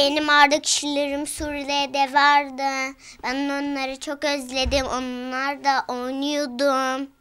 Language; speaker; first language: Turkish; non-native, learner; Arabic